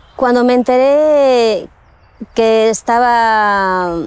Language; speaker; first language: Spanish; native; Spanish